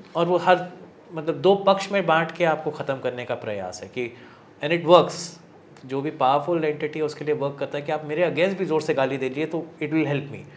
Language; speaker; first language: Hindi; native; Hindi